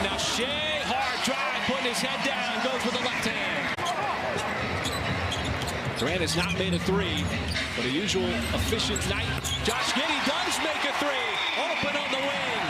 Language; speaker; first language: English; native; English